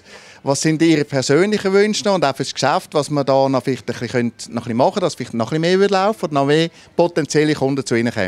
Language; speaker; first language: German; native; German